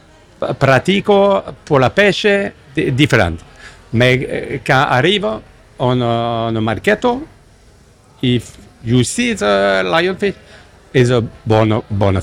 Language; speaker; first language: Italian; non-native, learner; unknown